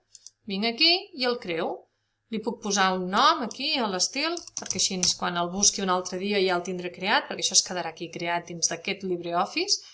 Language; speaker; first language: Catalan; native; Catalan